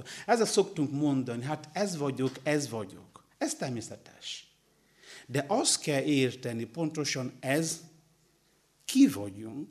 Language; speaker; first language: Hungarian; non-native, learner; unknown